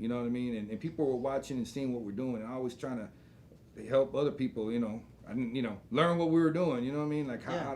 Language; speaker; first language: English; native; English